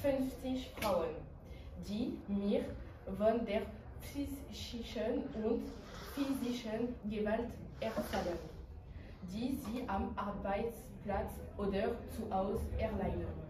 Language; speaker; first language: German; non-native, learner; French